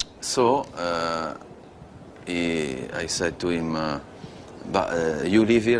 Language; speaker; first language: English; non-native, learner; Italian